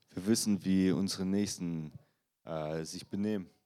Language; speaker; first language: German; non-native, learner; Russian